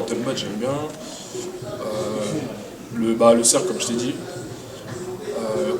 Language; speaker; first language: French; native; French